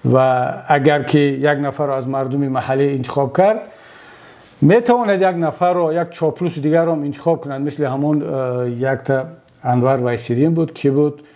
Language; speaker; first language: Persian; native; Persian